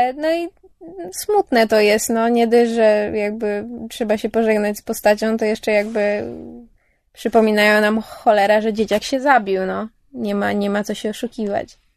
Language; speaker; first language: Polish; early bilingual, heritage; English